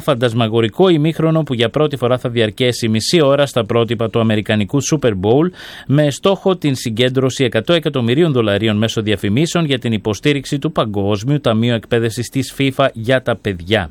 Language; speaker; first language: Greek; native; Greek